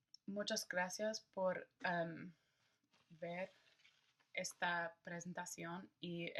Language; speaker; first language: Spanish; non-native, learner; English